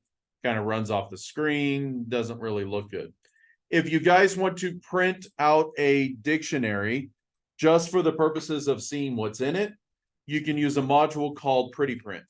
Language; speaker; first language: English; native; English